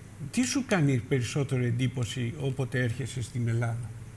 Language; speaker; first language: Greek; native; Greek